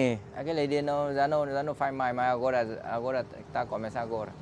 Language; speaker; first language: Portuguese; non-native, learner; Vietnamese